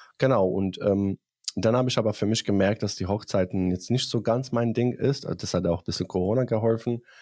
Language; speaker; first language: German; non-native, fluent; Bosnian